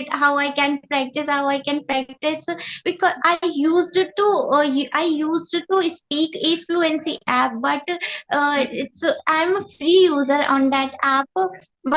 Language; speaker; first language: English; non-native, learner; Hindi